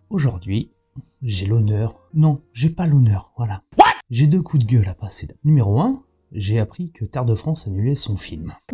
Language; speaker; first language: French; native; French